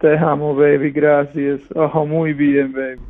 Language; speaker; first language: Spanish; non-native, learner; English